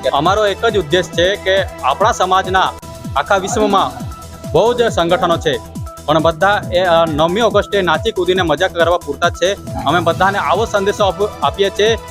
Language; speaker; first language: Gujarati; non-native, local second language; Bhili